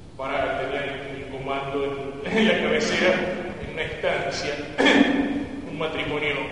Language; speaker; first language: Spanish; native; Spanish